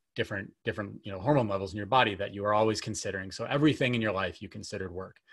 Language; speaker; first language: English; native; English